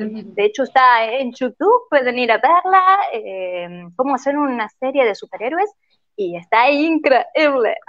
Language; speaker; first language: Spanish; native; Spanish